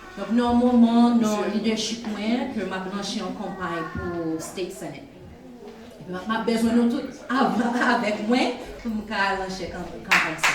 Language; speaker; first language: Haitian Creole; early bilingual, heritage; Haitian Creole